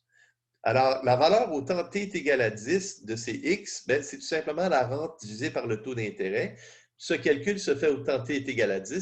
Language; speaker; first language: French; native; French